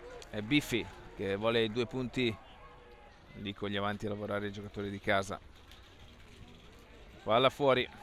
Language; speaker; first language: Italian; native; Italian